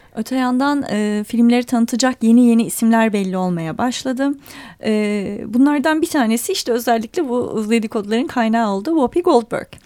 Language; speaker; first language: Turkish; native; Turkish